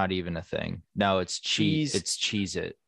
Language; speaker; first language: English; native; English